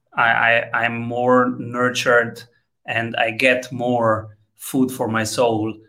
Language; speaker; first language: English; non-native, fluent; Italian